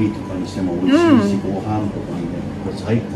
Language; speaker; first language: Japanese; native; Japanese